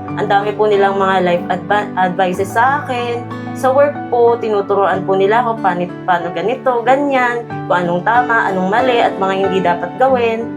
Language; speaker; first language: Filipino; non-native, local second language; Cebuano